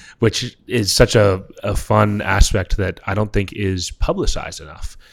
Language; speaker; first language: English; native; English